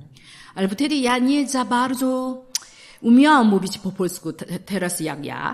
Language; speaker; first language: Polish; non-native, learner; Korean